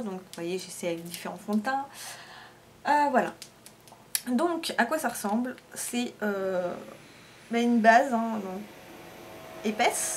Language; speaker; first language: French; native; French